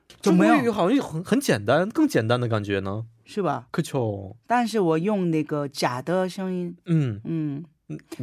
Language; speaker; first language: Chinese; non-native, learner; Korean